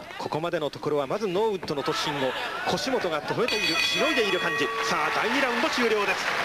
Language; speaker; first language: Japanese; native; Japanese